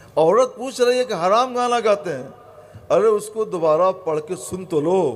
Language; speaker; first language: Urdu; native; Urdu